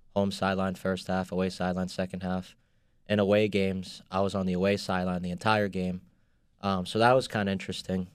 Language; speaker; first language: English; native; English